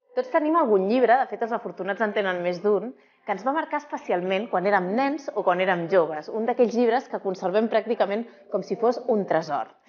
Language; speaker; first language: Catalan; native; Catalan